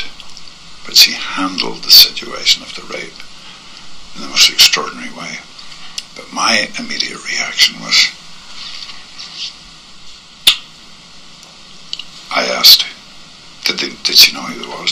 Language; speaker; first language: English; native; English